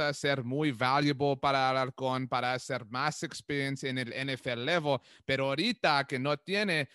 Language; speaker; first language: Spanish; non-native, learner; English